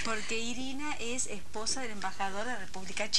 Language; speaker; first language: Spanish; native; Spanish